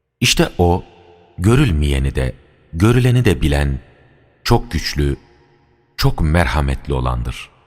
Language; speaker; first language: Turkish; native; Turkish